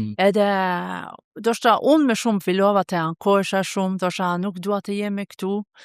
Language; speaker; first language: Albanian; non-native, fluent; Norwegian